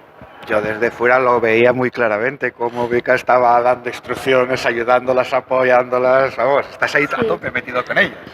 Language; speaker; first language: Spanish; native; Spanish